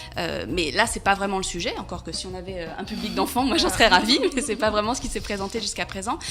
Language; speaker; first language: French; native; French